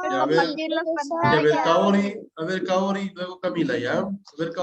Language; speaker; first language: Spanish; native; Spanish